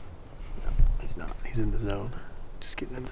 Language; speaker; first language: English; native; English